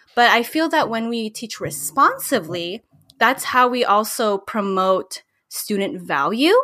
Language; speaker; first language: English; early bilingual, other home language; Filipino